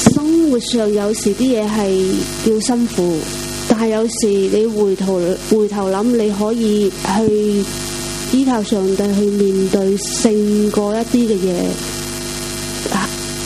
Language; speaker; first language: Chinese; non-native, local second language; Cantonese